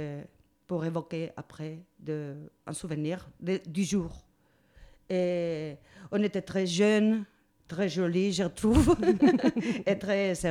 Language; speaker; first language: French; non-native, learner; Spanish